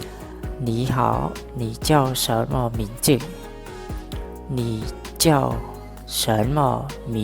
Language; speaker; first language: Chinese; non-native, fluent; Khmer